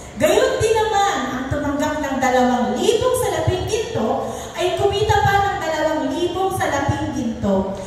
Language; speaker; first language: Filipino; native; Filipino